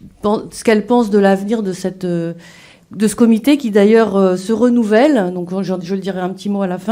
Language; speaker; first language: French; native; French